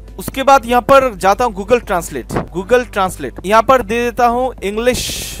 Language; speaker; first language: Hindi; non-native, local second language; Bangla